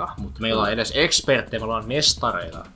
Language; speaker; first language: Finnish; native; Finnish